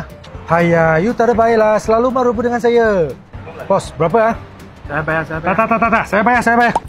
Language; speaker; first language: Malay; non-native, local second language; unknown